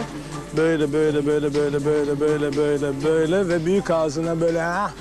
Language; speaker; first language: Turkish; non-native, fluent; English